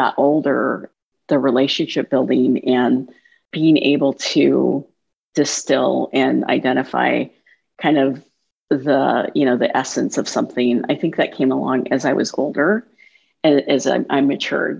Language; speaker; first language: English; native; English